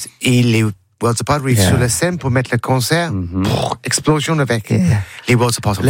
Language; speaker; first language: French; non-native, learner; English